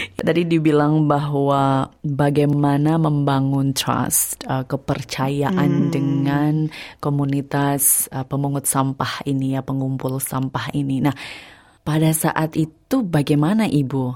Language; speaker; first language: Indonesian; native; Indonesian